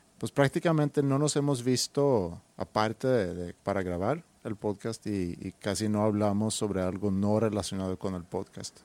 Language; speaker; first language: Spanish; non-native, fluent; Swedish